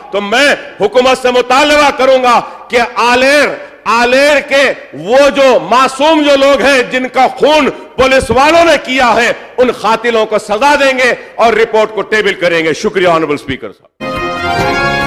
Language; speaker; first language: Urdu; native; Urdu